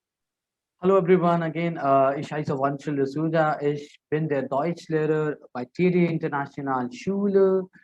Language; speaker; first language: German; non-native, fluent; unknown